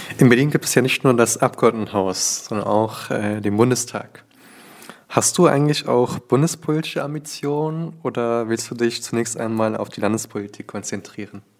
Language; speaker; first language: German; early bilingual, other home language; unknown